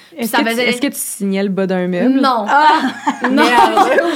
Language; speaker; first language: French; native; French